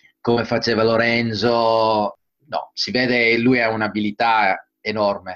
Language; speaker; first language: Italian; non-native, fluent; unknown